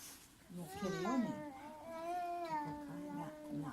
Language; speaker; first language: Māori; non-native, learner; English